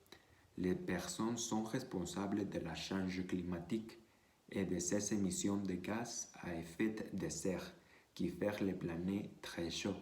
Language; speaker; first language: French; non-native, learner; Spanish